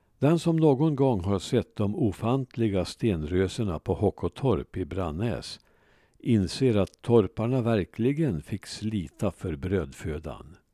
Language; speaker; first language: Swedish; native; Swedish